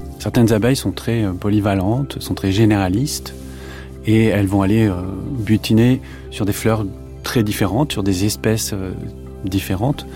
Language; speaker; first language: French; native; French